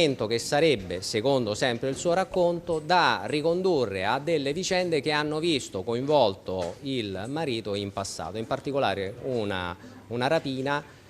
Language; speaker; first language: Italian; native; Italian